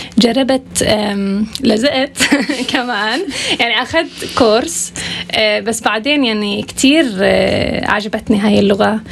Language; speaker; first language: Arabic; non-native, fluent; Swedish